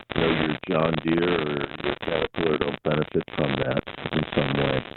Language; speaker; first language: English; native; English